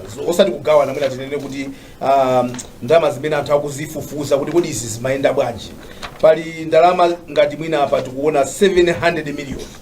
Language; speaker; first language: Nyanja; native; Nyanja